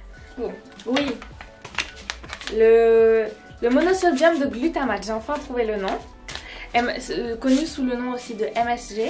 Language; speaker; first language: French; native; French